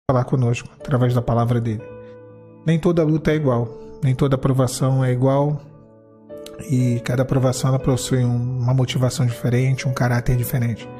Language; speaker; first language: Portuguese; native; Portuguese